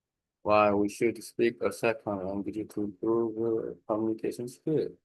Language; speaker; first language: English; non-native, learner; Korean